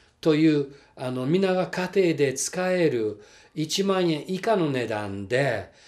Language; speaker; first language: Japanese; non-native, fluent; English